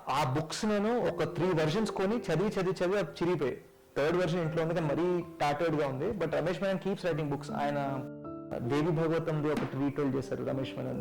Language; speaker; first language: Telugu; early bilingual, heritage; Telugu